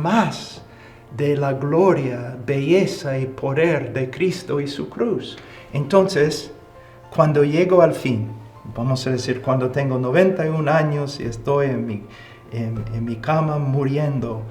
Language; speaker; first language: Spanish; non-native, fluent; English